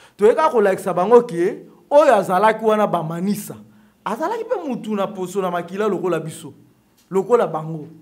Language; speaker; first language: Lingala; native; Lingala